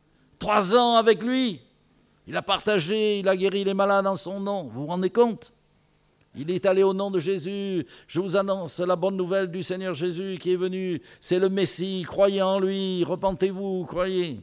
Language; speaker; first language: French; native; French